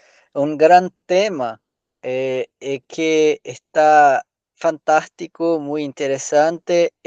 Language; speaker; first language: Spanish; non-native, learner; Portuguese